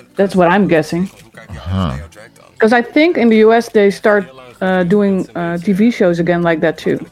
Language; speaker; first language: English; early bilingual, other home language; Dutch